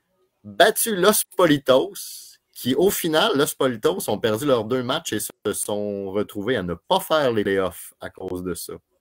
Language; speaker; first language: French; native; French